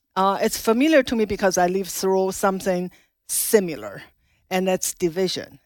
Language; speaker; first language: English; non-native, fluent; Chinese